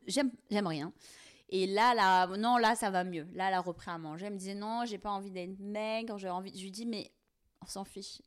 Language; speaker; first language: French; non-native, local second language; Kabyle